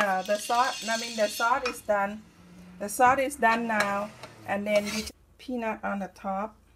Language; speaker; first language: English; non-native, learner; Thai